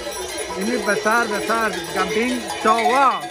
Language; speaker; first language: Indonesian; non-native, learner; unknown